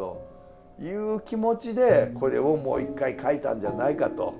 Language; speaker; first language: Japanese; native; Japanese